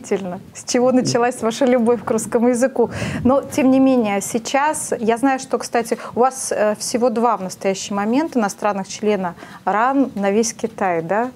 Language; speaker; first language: Russian; native; Russian